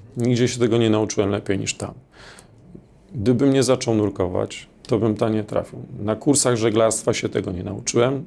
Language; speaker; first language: Polish; native; Polish